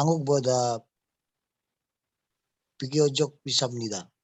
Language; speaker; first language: Korean; non-native, learner; Indonesian